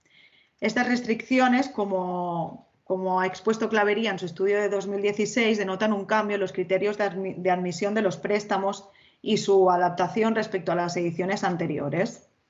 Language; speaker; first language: Spanish; native; Spanish